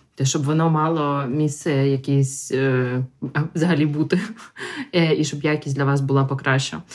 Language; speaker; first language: Ukrainian; non-native, local second language; Russian